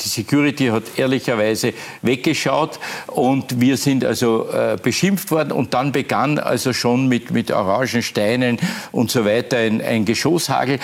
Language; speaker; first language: German; native; German